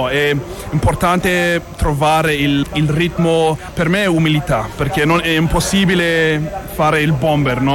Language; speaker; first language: Italian; non-native, learner; English